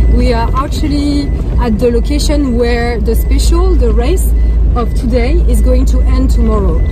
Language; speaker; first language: English; non-native, fluent; French